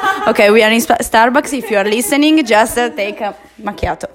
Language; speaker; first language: English; non-native, learner; Italian